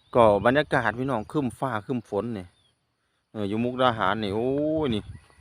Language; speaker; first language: Thai; non-native, local second language; Northeastern Thai